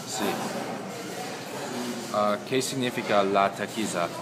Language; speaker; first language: Spanish; non-native, learner; English